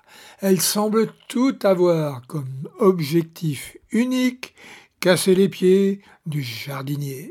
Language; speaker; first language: French; native; French